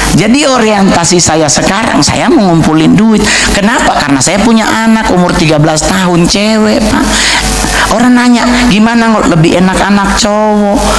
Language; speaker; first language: Indonesian; native; Indonesian